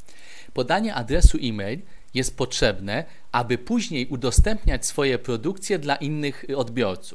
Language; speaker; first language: Polish; native; Polish